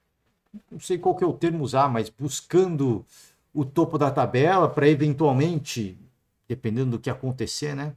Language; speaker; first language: Portuguese; native; Portuguese